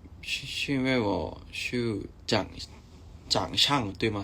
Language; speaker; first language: Chinese; non-native, learner; Thai